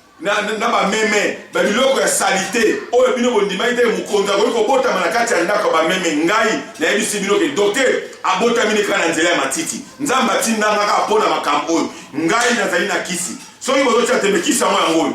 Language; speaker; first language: Lingala; non-native, fluent; Kongo